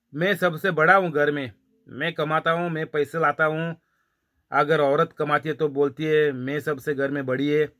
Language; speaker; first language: Hindi; non-native, local second language; Marathi